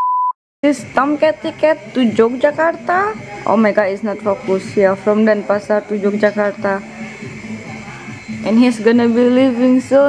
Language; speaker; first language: English; non-native, fluent; Indonesian